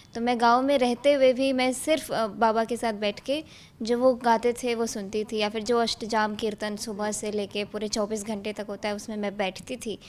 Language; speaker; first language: Hindi; native; Hindi